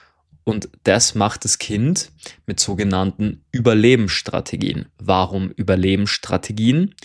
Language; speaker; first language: German; native; German